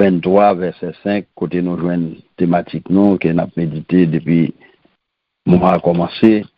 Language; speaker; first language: French; non-native, local second language; Haitian Creole